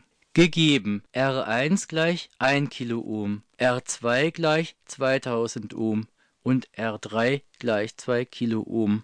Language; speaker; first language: German; native; German